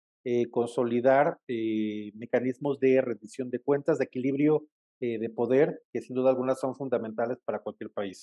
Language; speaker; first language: Spanish; native; Spanish